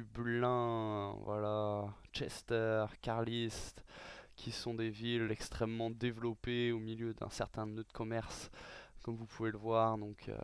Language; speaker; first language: French; native; French